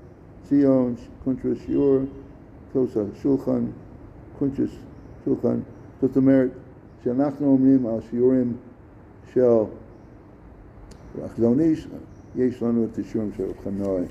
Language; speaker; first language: Hebrew; non-native, fluent; English